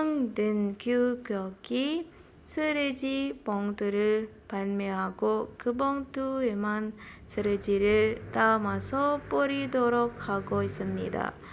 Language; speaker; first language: Korean; non-native, fluent; Indonesian